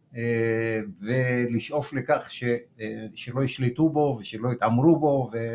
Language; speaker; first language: Hebrew; early bilingual, other home language; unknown